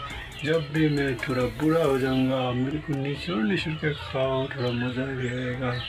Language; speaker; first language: Hindi; non-native, local second language; Assamese